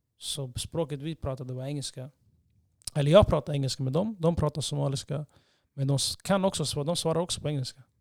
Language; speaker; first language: Swedish; early bilingual, other home language; English